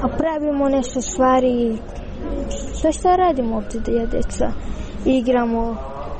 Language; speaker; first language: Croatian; non-native, learner; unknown